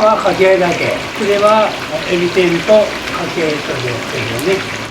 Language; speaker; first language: Japanese; native; Japanese